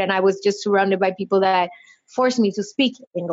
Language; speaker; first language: English; non-native, fluent; Spanish